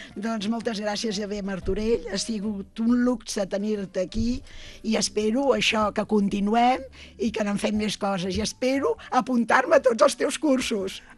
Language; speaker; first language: Catalan; non-native, local second language; Spanish